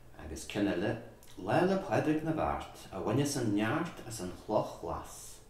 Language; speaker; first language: Irish; native; Irish